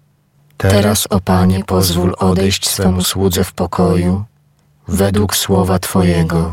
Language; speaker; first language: Polish; native; Polish